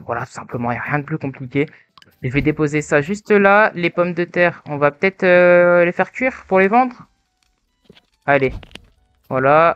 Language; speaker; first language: French; native; French